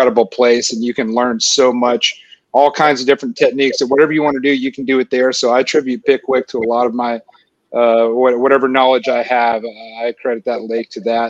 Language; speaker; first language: English; native; English